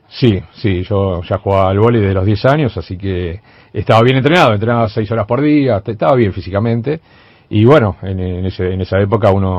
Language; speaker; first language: Spanish; native; Spanish